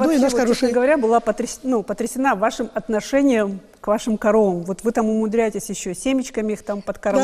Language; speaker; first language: Russian; native; Russian